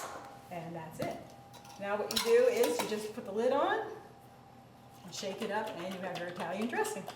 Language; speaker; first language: English; native; English